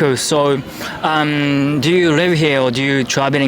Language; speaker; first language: English; non-native, learner; Japanese